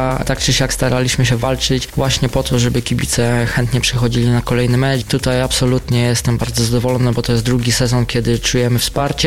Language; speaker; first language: Polish; native; Polish